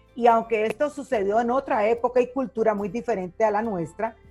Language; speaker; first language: Spanish; native; Spanish